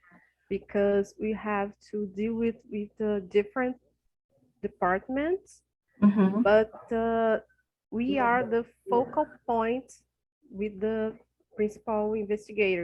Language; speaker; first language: English; non-native, learner; Portuguese